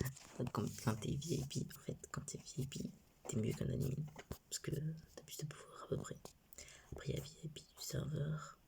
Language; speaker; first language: French; native; French